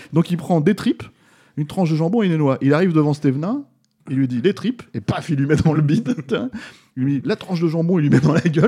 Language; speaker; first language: French; native; French